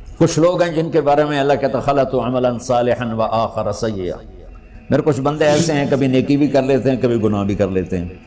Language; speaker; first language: Urdu; non-native, local second language; Punjabi